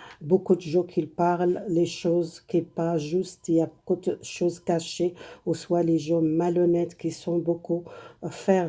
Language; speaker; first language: French; non-native, learner; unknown